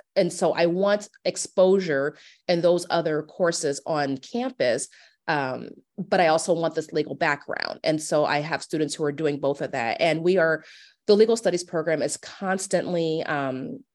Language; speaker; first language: English; native; English